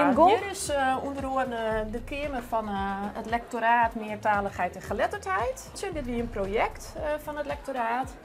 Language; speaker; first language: Dutch; non-native, local second language; Western Frisian